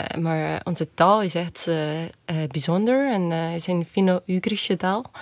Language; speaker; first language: Dutch; non-native, fluent; Estonian